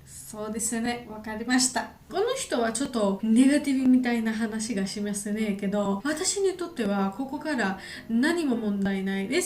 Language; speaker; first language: Japanese; non-native, learner; Georgian